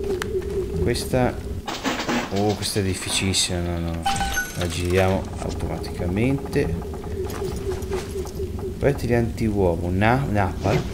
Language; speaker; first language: Italian; native; Italian